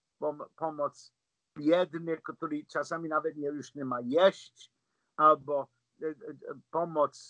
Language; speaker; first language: Polish; non-native, learner; English